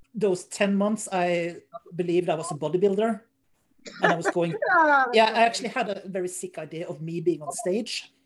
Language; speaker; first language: English; non-native, fluent; Norwegian